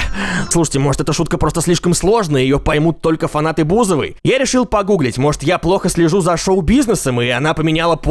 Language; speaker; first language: Russian; native; Russian